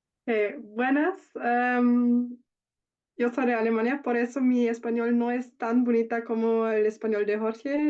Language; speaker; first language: Spanish; non-native, learner; German